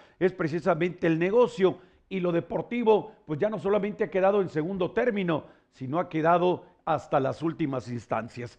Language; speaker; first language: Spanish; native; Spanish